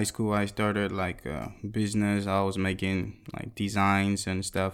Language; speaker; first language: English; non-native, local second language; Akan